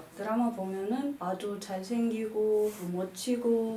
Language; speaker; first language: Korean; non-native, fluent; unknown